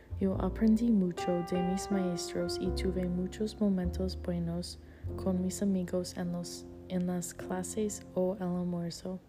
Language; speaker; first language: Spanish; non-native, learner; English